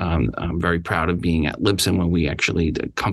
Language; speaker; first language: English; native; English